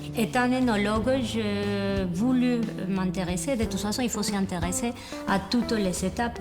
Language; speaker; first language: French; non-native, fluent; Spanish